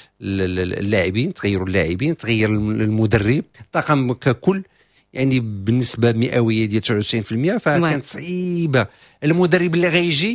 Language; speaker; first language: Arabic; native; Arabic